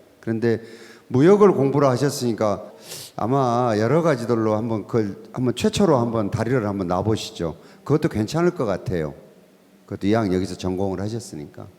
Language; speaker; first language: Korean; native; Korean